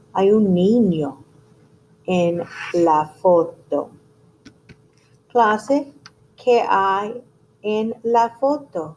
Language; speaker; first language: Spanish; non-native, fluent; English